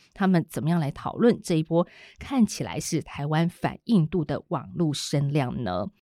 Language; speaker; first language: Chinese; native; Chinese